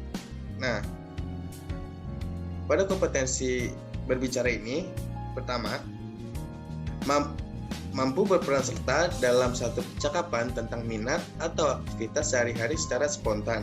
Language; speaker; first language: Indonesian; native; Indonesian